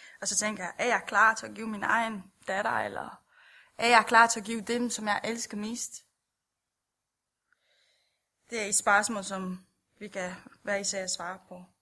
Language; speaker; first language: Danish; non-native, fluent; Romanian